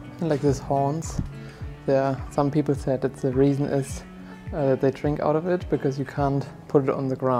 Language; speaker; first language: English; non-native, fluent; German